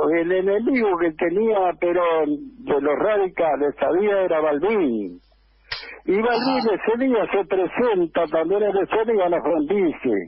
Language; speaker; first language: Spanish; native; Spanish